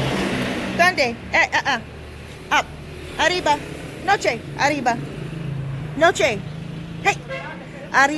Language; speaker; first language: Spanish; non-native, learner; English